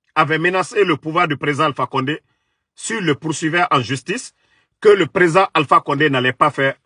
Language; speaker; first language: French; non-native, local second language; Mandingo